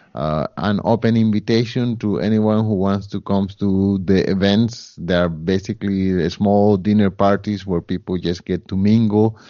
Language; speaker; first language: English; non-native, fluent; Spanish